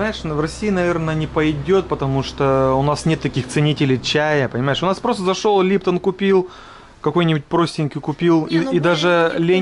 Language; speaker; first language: Russian; native; Russian